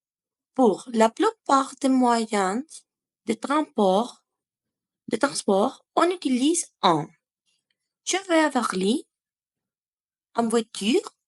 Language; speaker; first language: French; non-native, learner; Spanish